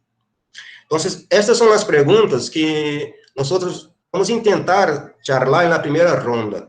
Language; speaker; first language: Spanish; non-native, fluent; Portuguese